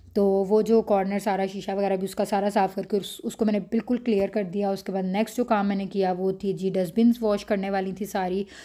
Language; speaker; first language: Urdu; native; Urdu